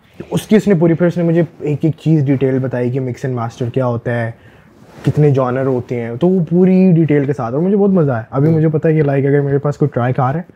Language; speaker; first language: Urdu; early bilingual, heritage; Urdu